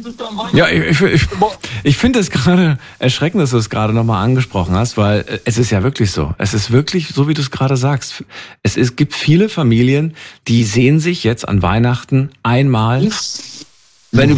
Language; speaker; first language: German; native; German